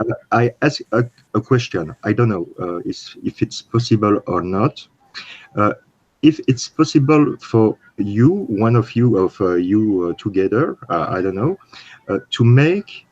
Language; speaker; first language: English; non-native, learner; French